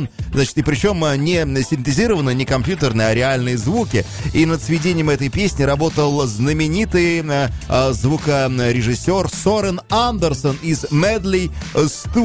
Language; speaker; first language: Russian; native; Russian